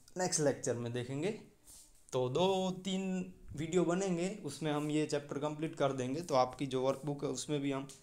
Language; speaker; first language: Hindi; native; Hindi